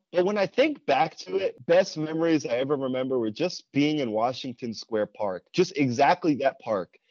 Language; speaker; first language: English; native; English